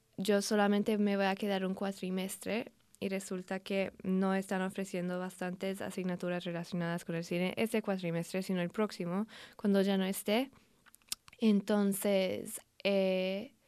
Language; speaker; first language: Spanish; non-native, fluent; English